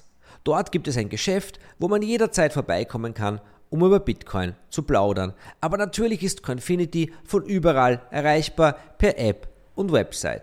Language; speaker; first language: German; native; German